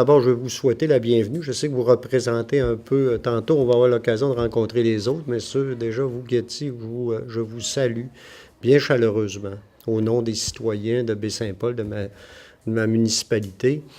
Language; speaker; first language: French; native; French